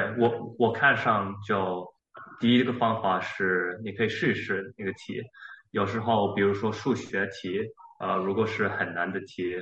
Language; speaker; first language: Chinese; early bilingual, heritage; Chinese